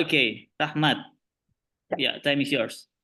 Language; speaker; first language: English; non-native, learner; Indonesian